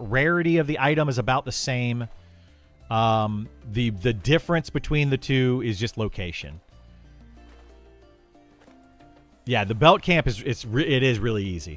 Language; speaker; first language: English; native; English